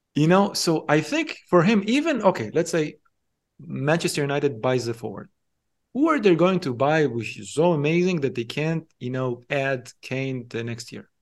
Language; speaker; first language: English; non-native, fluent; Hebrew